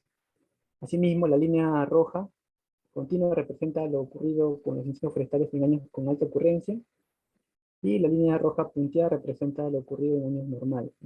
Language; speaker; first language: Spanish; native; Spanish